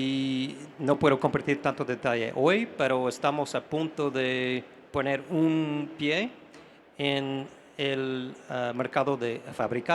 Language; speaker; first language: Spanish; non-native, fluent; English